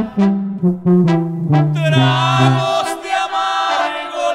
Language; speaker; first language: Spanish; native; Spanish